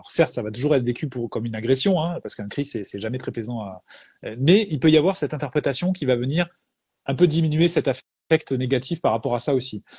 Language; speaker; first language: French; native; French